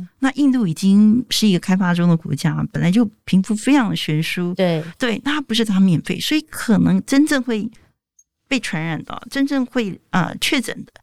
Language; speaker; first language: Chinese; native; Chinese